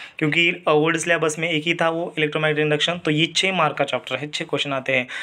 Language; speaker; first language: Hindi; non-native, local second language; Marathi